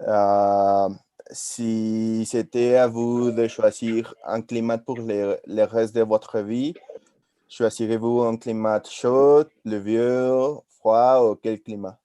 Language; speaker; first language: French; non-native, learner; Spanish